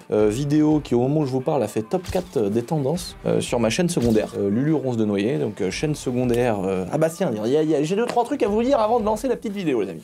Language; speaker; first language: French; native; French